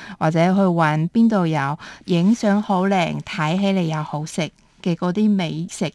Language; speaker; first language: Cantonese; early bilingual, heritage; Cantonese